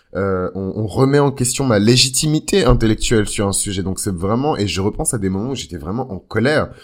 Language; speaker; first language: French; native; French